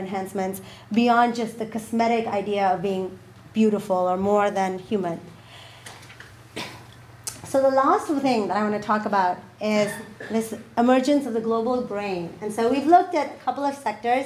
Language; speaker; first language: English; non-native, local second language; Urdu